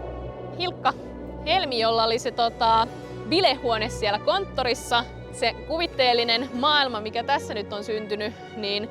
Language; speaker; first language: Finnish; native; Finnish